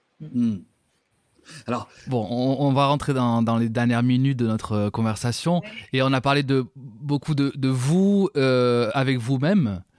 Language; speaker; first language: French; native; French